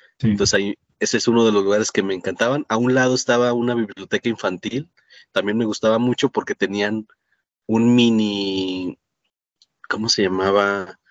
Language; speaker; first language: Spanish; native; Spanish